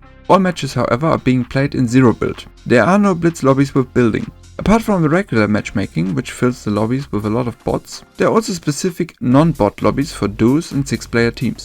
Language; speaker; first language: English; non-native, fluent; German